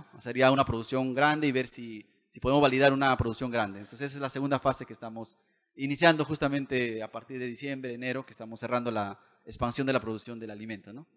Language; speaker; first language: Spanish; native; Spanish